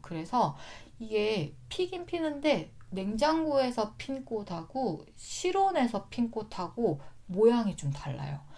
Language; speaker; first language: Korean; native; Korean